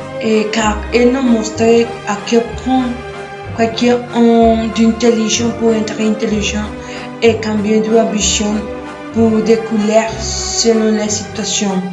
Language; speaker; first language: French; non-native, learner; Spanish